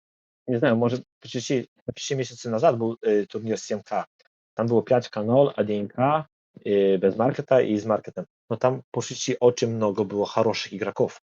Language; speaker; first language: Russian; non-native, learner; Polish